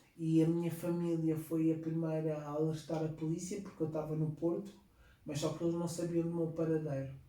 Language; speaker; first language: Portuguese; native; Portuguese